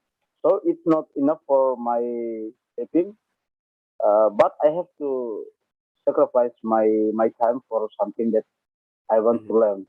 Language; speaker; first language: English; non-native, learner; Indonesian